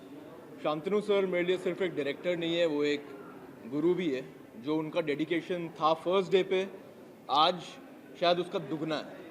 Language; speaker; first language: Hindi; native; Hindi